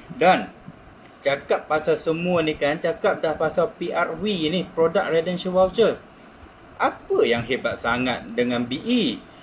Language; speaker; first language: Malay; non-native, local second language; Chinese